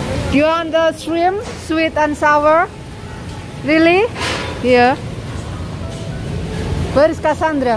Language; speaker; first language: English; non-native, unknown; Indonesian